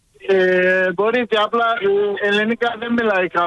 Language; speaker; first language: Greek; early bilingual, heritage; Greek